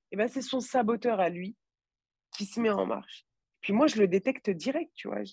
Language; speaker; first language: French; native; French